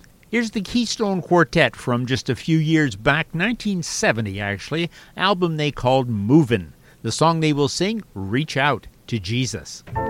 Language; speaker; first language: English; native; English